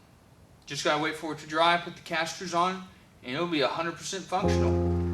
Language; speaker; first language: English; native; English